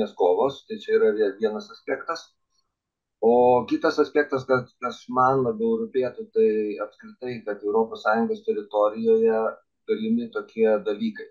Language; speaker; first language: Lithuanian; native; Lithuanian